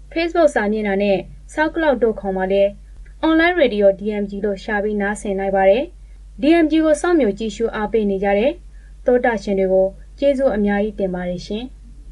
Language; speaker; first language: Burmese; native; Burmese